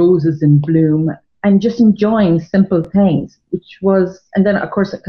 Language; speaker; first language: English; native; English